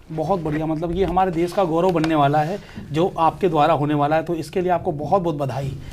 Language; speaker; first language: Hindi; native; Hindi